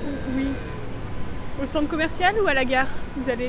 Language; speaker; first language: French; native; French